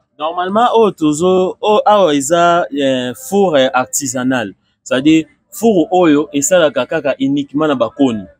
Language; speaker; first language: Lingala; native; Lingala